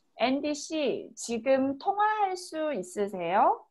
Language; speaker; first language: Korean; native; Korean